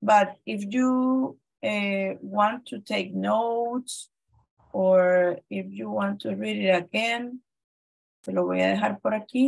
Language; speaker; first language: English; non-native, fluent; Spanish